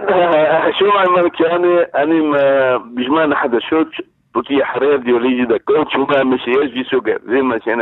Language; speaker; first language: Hebrew; non-native, learner; Arabic